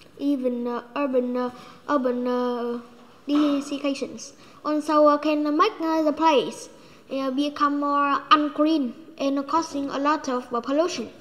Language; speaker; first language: English; non-native, learner; Vietnamese